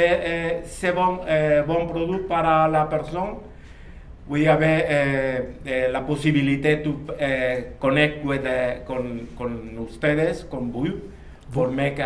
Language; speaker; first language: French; non-native, learner; Spanish